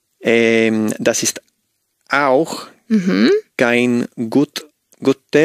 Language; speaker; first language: German; non-native, learner; Spanish